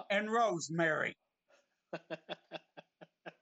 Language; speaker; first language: English; native; English